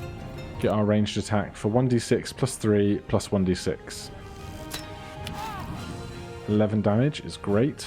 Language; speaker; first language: English; native; English